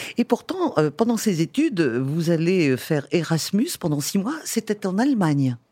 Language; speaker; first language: French; native; French